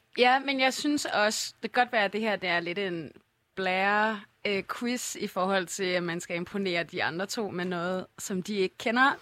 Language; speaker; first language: Danish; native; Danish